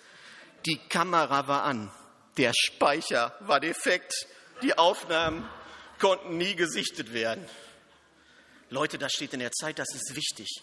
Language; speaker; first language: German; native; German